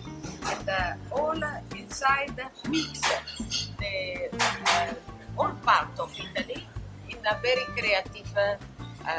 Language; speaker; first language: English; non-native, learner; Italian